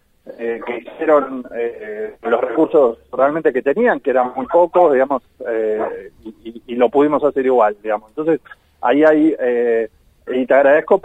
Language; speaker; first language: Spanish; native; Spanish